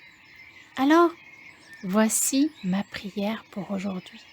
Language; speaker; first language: French; native; French